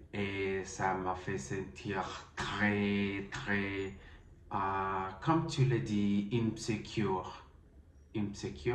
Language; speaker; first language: French; non-native, learner; Spanish